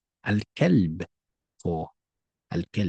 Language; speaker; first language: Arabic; non-native, fluent; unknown